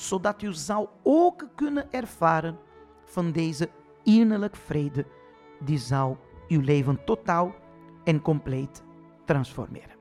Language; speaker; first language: Dutch; non-native, fluent; Portuguese